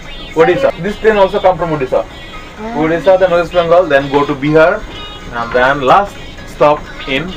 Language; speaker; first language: English; non-native, learner; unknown